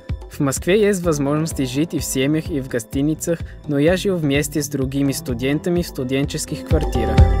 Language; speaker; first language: Russian; non-native, fluent; German